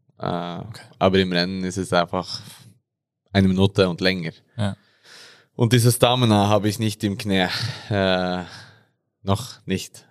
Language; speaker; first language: German; non-native, learner; Norwegian